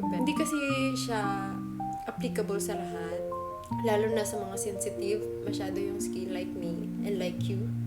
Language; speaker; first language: Filipino; non-native, local second language; Hiligaynon